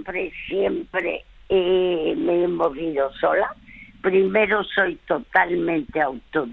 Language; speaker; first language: Spanish; early bilingual, other home language; French